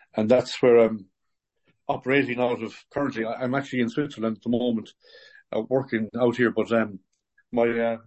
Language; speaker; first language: English; native; English